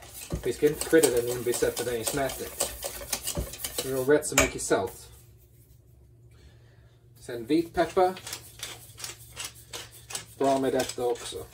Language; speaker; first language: Swedish; non-native, fluent; English